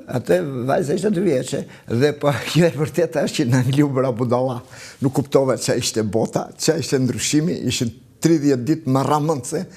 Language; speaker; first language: Albanian; native; Albanian